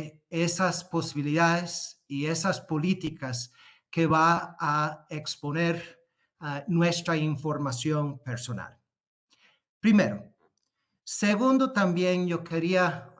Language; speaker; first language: Spanish; non-native, fluent; English